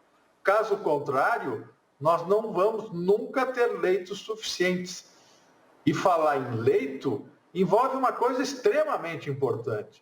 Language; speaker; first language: Portuguese; native; Portuguese